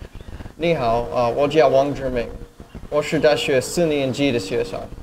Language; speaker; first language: Chinese; non-native, learner; English